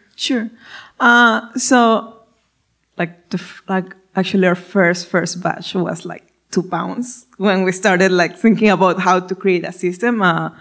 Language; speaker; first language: English; non-native, fluent; Spanish